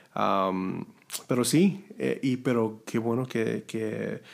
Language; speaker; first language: Spanish; early bilingual, heritage; Spanish